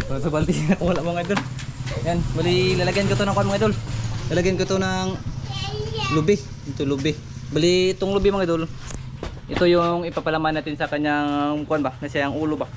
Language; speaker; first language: Filipino; non-native, local second language; Cebuano